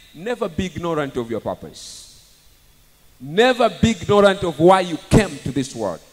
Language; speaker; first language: English; non-native, local second language; Swahili